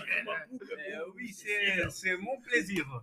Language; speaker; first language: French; non-native, learner; Portuguese